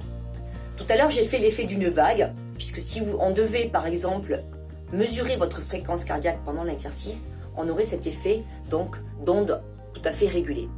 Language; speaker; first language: French; native; French